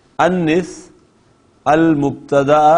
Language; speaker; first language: Arabic; non-native, fluent; Urdu